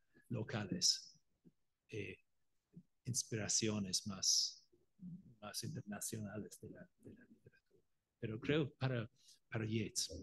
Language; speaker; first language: Spanish; non-native, fluent; Irish